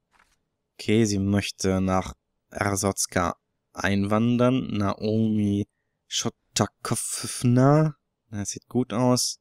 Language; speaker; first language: German; native; German